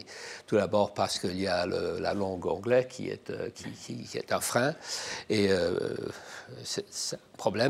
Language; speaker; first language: French; non-native, fluent; English